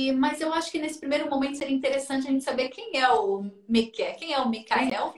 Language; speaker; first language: Portuguese; native; Portuguese